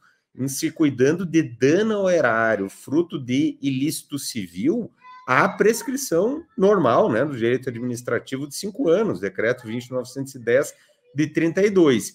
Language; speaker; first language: Portuguese; native; Portuguese